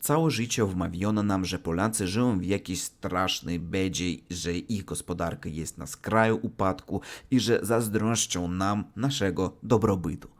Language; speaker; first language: Polish; non-native, learner; Russian